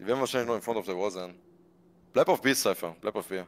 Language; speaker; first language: German; native; German